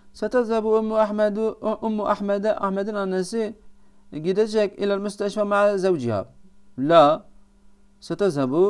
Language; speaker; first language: Arabic; non-native, fluent; Turkish